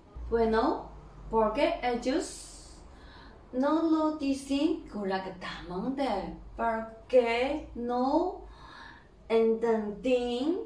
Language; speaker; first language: Spanish; non-native, learner; Chinese